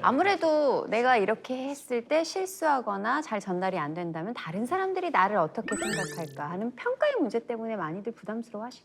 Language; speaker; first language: Korean; native; Korean